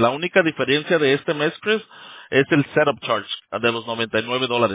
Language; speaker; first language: Spanish; early bilingual, heritage; Spanish